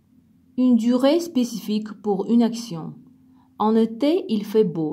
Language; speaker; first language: French; non-native, fluent; Uzbek